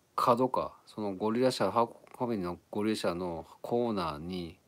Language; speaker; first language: Japanese; native; Japanese